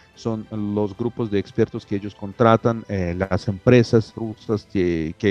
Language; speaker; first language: Spanish; non-native, fluent; Russian